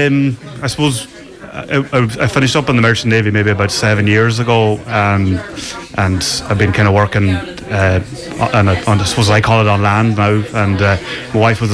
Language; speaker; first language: English; native; English